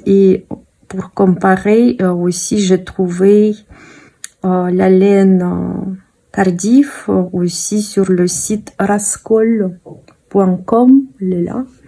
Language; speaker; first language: French; non-native, fluent; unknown